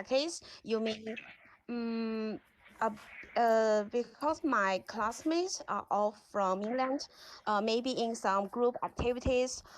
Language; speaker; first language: English; non-native, learner; Chinese